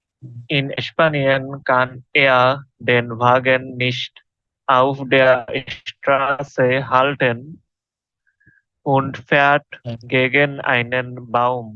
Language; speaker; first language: German; non-native, learner; Bangla